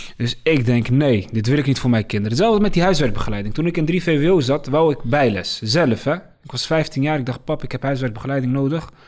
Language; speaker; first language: Dutch; early bilingual, other home language; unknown